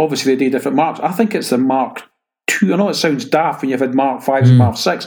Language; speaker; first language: English; native; English